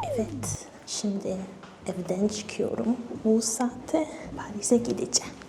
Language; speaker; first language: Turkish; non-native, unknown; Chinese